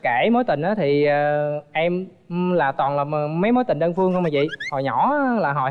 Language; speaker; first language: Vietnamese; native; Vietnamese